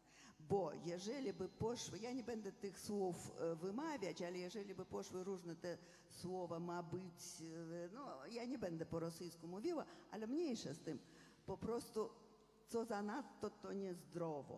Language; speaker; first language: Polish; non-native, fluent; Russian